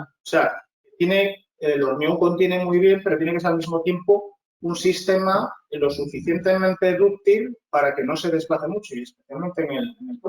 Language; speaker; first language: Spanish; native; Spanish